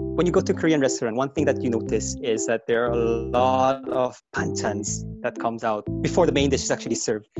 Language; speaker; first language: English; non-native, fluent; Korean